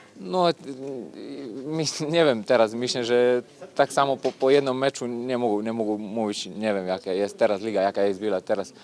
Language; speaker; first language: Polish; non-native, learner; Serbian